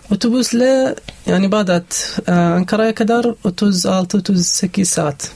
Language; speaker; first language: Turkish; non-native, learner; Arabic